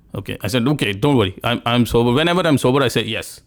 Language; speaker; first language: English; non-native, local second language; Punjabi